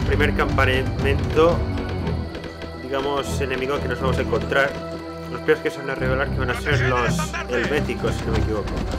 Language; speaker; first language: Spanish; native; Spanish